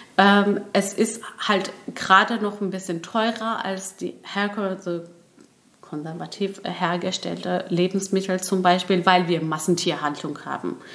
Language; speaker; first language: German; early bilingual, other home language; Persian